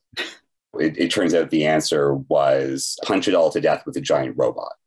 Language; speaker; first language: English; native; English